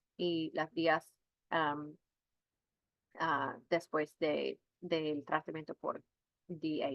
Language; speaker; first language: Spanish; non-native, fluent; English